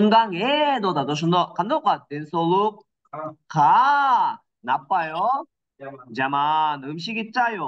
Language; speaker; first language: Korean; non-native, learner; Kyrgyz